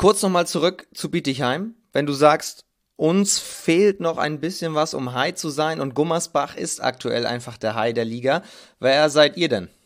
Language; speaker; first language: German; native; German